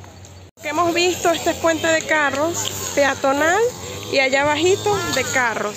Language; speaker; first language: Spanish; native; Spanish